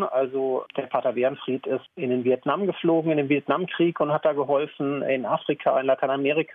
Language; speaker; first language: German; native; German